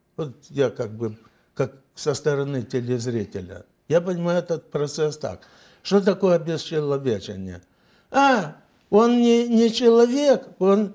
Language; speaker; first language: Russian; native; Russian